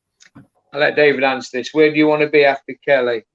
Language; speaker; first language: English; native; English